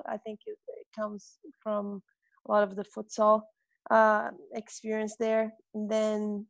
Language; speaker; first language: English; non-native, fluent; Portuguese